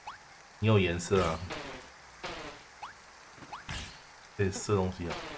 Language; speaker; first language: Chinese; native; Chinese